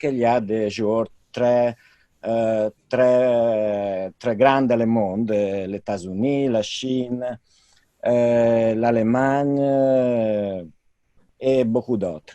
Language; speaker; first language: French; non-native, fluent; Italian